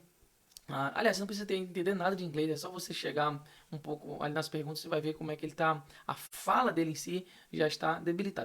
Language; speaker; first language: Portuguese; native; Portuguese